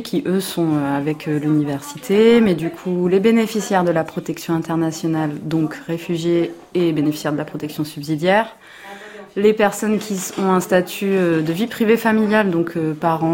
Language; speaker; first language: French; native; French